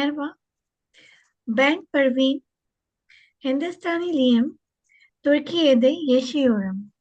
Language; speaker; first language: Turkish; non-native, fluent; Hindi